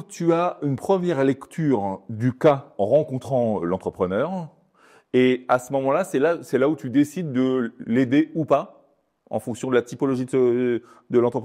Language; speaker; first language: French; native; French